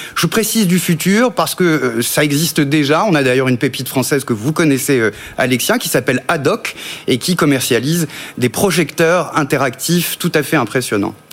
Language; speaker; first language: French; native; French